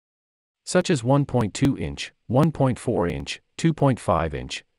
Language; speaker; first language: English; non-native, fluent; Chinese